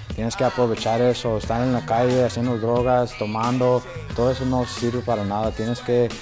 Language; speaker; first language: Spanish; early bilingual, heritage; Spanish